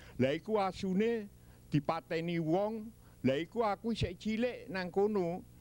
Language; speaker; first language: Javanese; early bilingual, heritage; Javanese